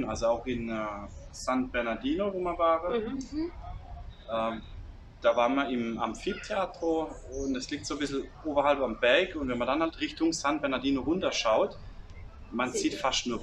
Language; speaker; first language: German; native; German